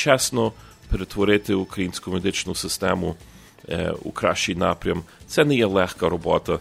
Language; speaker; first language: Ukrainian; early bilingual, heritage; Ukrainian